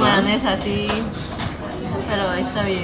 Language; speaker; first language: Spanish; non-native, fluent; Japanese